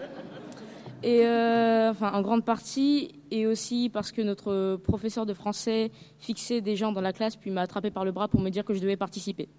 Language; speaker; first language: French; early bilingual, heritage; French